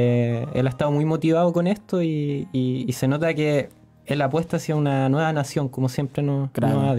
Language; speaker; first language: Spanish; native; Spanish